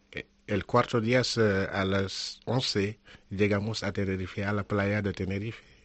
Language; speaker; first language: Spanish; non-native, learner; Wolof